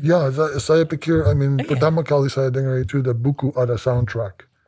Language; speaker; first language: Indonesian; non-native, learner; English